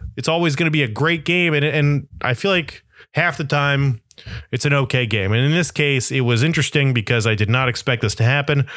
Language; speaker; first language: English; native; English